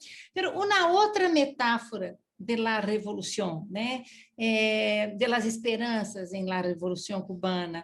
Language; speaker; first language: Spanish; non-native, learner; Portuguese